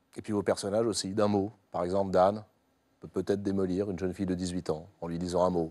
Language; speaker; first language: French; native; French